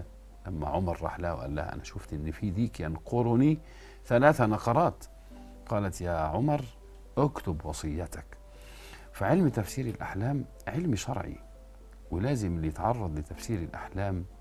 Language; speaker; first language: Arabic; native; Arabic